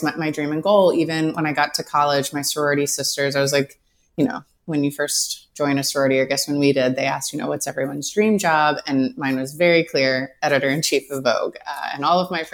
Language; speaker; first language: English; native; English